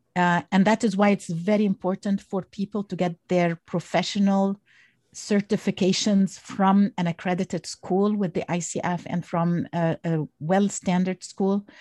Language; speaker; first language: English; non-native, fluent; Arabic